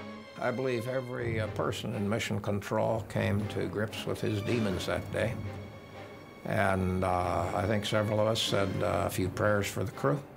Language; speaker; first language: English; native; English